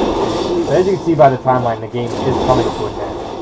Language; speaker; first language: English; native; English